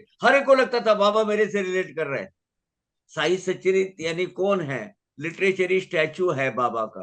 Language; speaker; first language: Hindi; native; Hindi